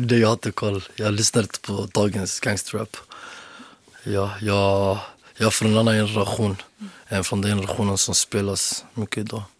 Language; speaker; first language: Swedish; early bilingual, other home language; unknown